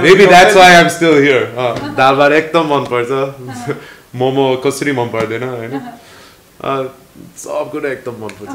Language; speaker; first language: Nepali; non-native, learner; English